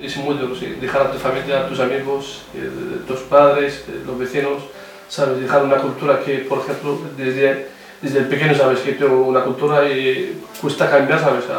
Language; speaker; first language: Spanish; non-native, fluent; Arabic